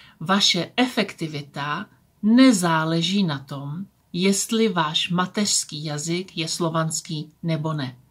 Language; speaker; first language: Czech; native; Czech